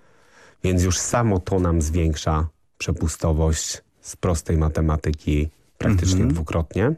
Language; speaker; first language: Polish; native; Polish